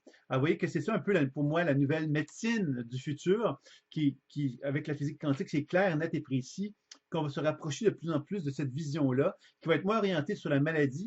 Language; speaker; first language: French; native; French